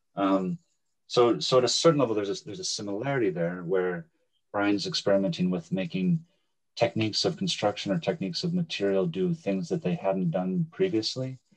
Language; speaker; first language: English; native; English